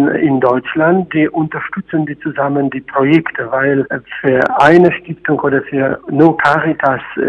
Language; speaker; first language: German; non-native, fluent; Polish